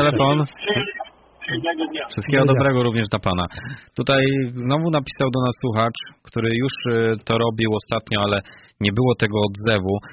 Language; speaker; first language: Polish; native; Polish